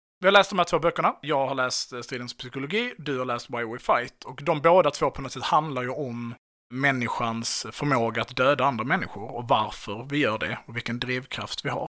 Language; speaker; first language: Swedish; native; Swedish